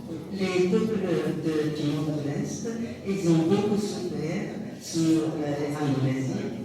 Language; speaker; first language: French; non-native, learner; Japanese